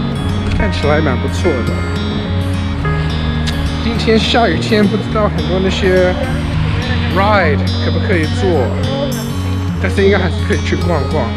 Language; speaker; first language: Chinese; non-native, fluent; English